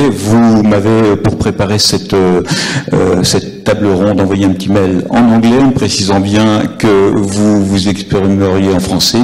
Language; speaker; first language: French; native; French